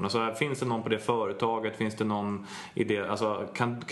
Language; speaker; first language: Swedish; native; Swedish